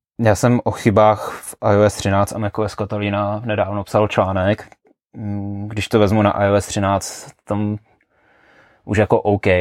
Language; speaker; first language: Czech; native; Czech